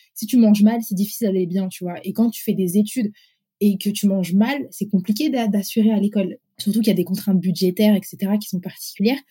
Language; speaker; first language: French; early bilingual, other home language; Arabic